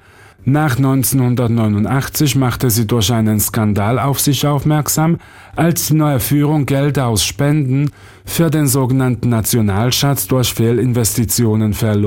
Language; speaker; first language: German; non-native, fluent; Slovak